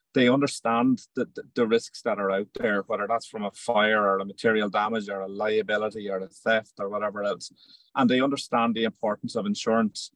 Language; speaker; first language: English; native; English